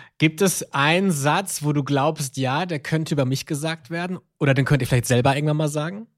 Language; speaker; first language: German; native; German